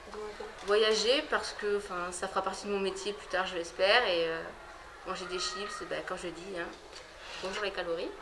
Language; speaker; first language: French; native; French